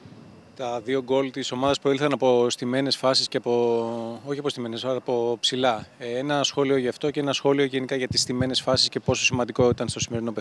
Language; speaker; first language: Greek; native; Greek